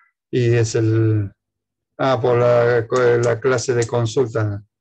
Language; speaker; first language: Spanish; native; Spanish